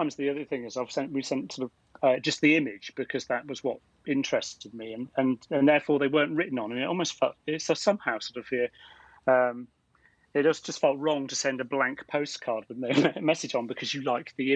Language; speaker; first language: English; native; English